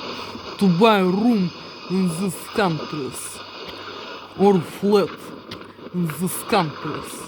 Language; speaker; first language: English; non-native, learner; Russian